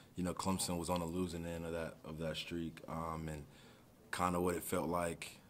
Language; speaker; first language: English; native; English